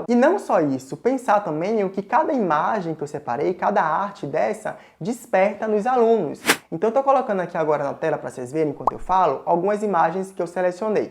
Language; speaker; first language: Portuguese; native; Portuguese